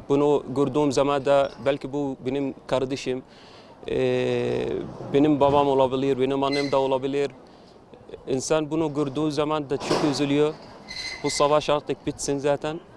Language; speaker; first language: Turkish; non-native, fluent; Arabic